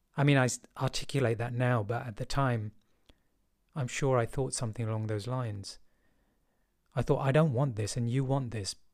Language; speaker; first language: English; early bilingual, other home language; Hindi